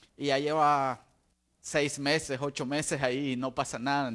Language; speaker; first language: Spanish; native; Spanish